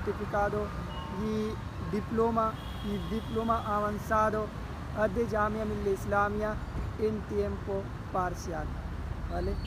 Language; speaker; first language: Spanish; non-native, learner; Urdu